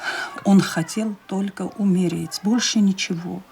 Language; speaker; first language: Russian; non-native, local second language; Chechen